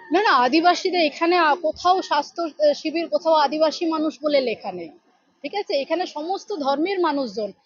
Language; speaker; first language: Bangla; non-native, local second language; Santali